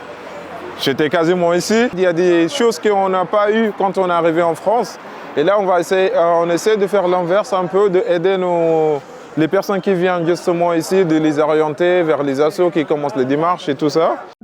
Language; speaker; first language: French; non-native, fluent; Arabic